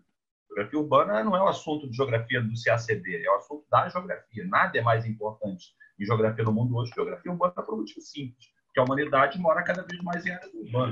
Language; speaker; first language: Portuguese; native; Portuguese